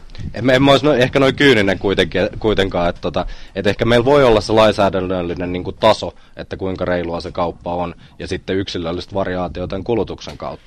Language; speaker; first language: Finnish; native; Finnish